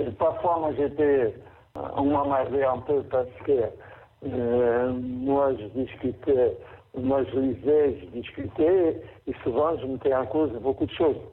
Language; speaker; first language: French; non-native, fluent; Portuguese